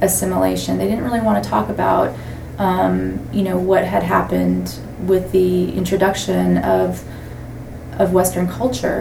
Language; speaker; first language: English; native; English